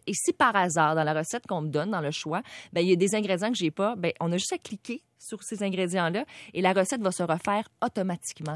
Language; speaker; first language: French; native; French